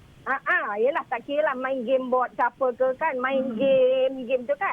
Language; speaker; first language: Malay; native; Malay